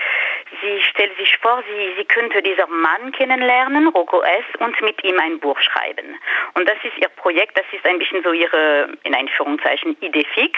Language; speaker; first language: German; non-native, fluent; French